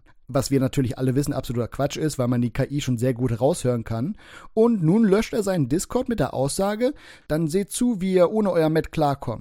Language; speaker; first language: German; native; German